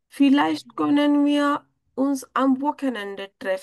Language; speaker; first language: German; non-native, fluent; Marathi